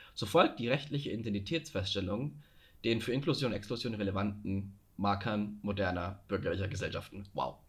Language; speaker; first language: German; native; German